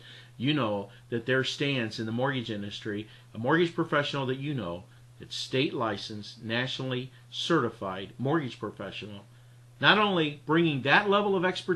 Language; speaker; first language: English; native; English